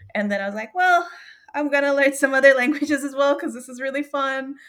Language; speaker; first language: English; native; English